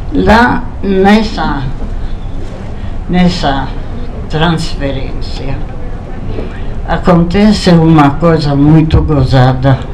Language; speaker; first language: Portuguese; non-native, fluent; Polish